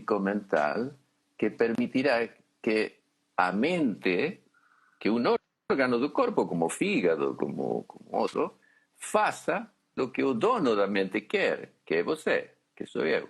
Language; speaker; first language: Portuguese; non-native, fluent; Spanish